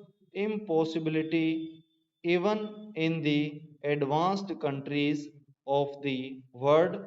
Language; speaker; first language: English; non-native, local second language; Hindi